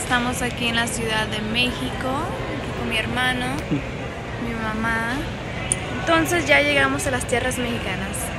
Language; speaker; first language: Spanish; early bilingual, heritage; Spanish